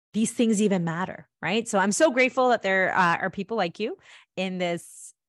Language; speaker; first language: English; early bilingual, other home language; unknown